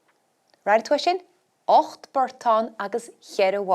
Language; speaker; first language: Irish; native; Irish